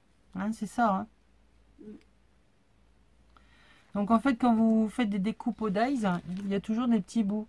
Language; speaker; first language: French; native; French